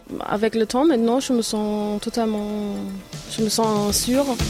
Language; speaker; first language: French; non-native, fluent; German